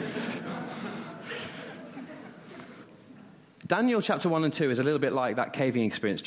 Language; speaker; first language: English; native; English